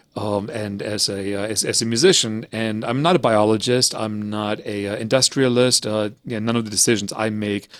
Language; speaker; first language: English; early bilingual, other home language; German